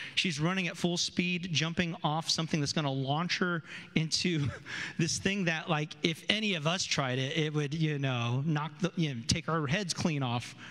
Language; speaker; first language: English; native; English